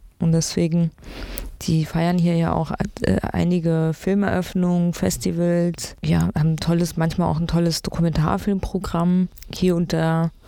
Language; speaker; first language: German; early bilingual, other home language; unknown